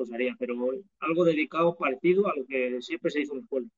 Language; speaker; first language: Spanish; native; Spanish